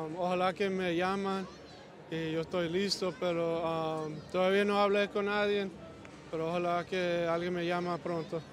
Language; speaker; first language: Spanish; early bilingual, heritage; Spanish